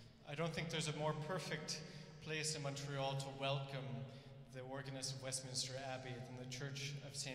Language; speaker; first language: English; native; English